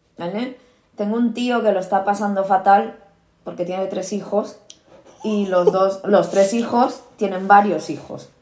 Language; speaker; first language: Spanish; early bilingual, other home language; Korean